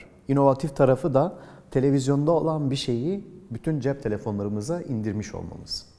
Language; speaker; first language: Turkish; native; Turkish